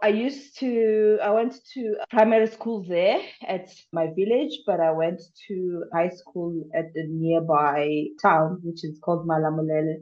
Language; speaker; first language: English; non-native, local second language; Tsonga